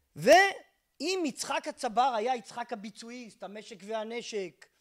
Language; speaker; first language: Hebrew; native; Hebrew